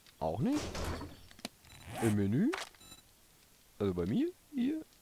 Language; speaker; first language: German; native; German